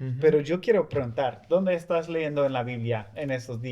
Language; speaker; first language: Spanish; non-native, fluent; English